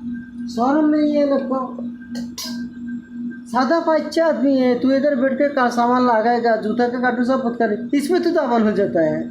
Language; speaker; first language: Hindi; non-native, learner; Bangla